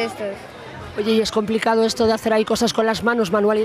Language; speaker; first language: Spanish; native; Spanish